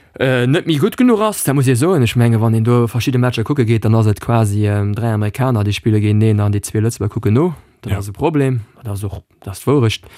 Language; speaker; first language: Luxembourgish; native; Luxembourgish